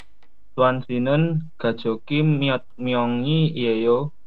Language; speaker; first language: Korean; non-native, learner; Indonesian